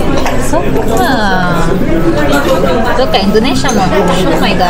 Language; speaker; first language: Japanese; native; Japanese